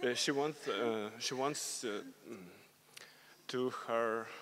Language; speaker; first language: English; non-native, learner; Russian